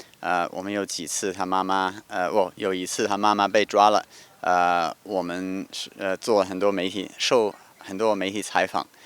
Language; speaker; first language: Chinese; non-native, fluent; English